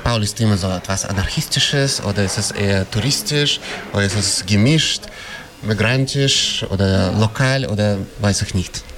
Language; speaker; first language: German; non-native, fluent; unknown